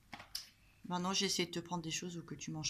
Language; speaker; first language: French; native; French